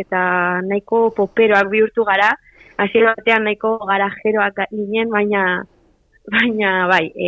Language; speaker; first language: Basque; non-native, local second language; Spanish